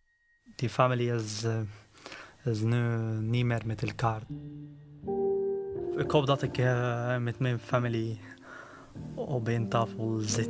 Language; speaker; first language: Dutch; non-native, fluent; Arabic